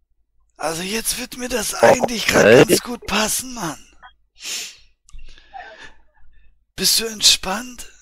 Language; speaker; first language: German; native; German